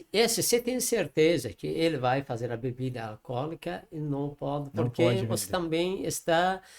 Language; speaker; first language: Portuguese; non-native, learner; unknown